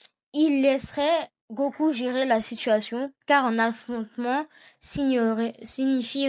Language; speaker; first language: French; native; French